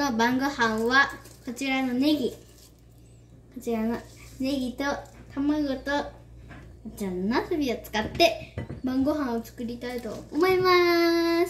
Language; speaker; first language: Japanese; non-native, fluent; Cebuano